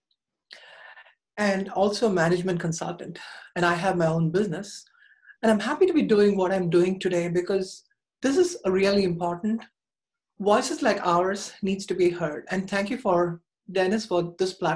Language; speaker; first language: English; non-native, local second language; Tamil